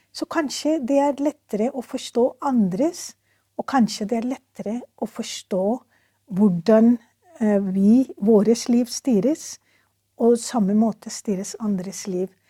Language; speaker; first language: Norwegian; non-native, fluent; Urdu